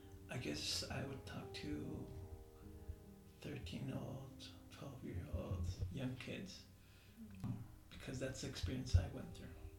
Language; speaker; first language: English; early bilingual, other home language; Spanish